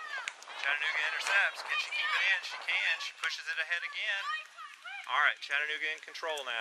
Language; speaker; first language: English; native; English